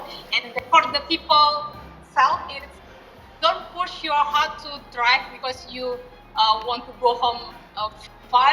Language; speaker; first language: English; non-native, learner; Indonesian